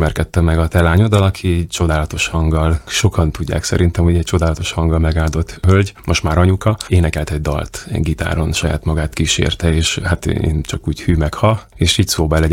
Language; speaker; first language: Hungarian; native; Hungarian